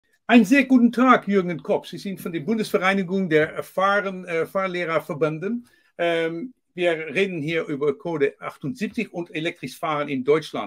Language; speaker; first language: German; non-native, learner; Dutch